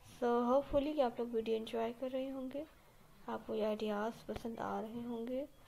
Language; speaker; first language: Urdu; native; Urdu